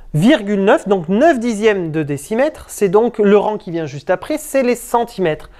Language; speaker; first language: French; native; French